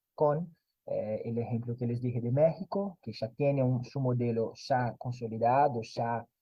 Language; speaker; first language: Spanish; non-native, fluent; Portuguese